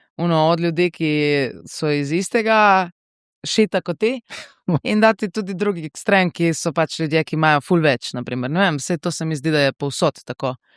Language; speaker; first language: Slovenian; native; Slovenian